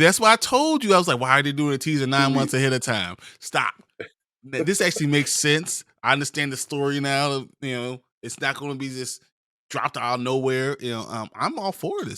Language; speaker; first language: English; native; English